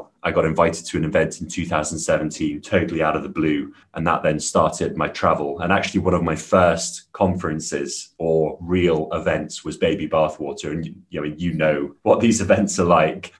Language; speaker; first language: English; native; English